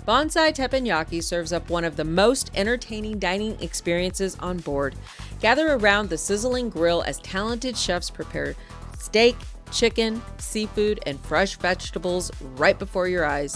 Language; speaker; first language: English; native; English